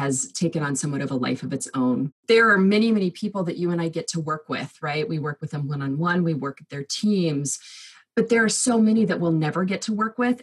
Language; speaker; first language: English; native; English